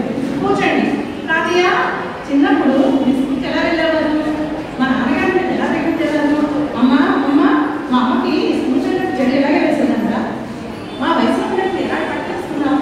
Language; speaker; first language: Telugu; native; Telugu